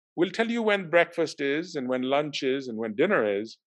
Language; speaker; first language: English; non-native, local second language; Urdu